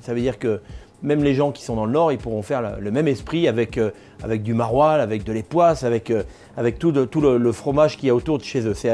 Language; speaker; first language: French; native; French